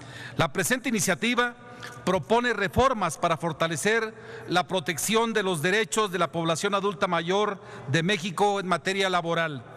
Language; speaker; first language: Spanish; native; Spanish